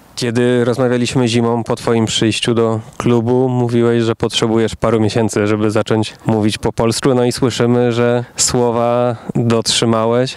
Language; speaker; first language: Polish; native; Polish